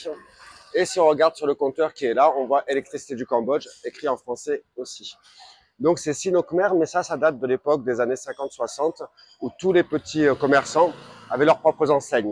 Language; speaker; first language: French; native; French